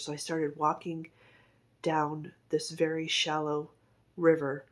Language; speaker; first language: English; native; English